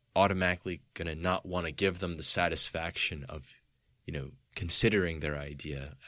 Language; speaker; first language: English; early bilingual, other home language; Spanish